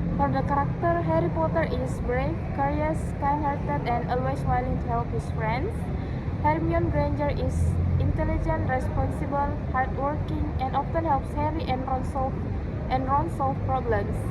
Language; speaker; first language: English; non-native, learner; Indonesian